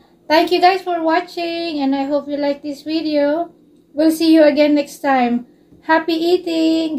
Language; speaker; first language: English; non-native, local second language; Filipino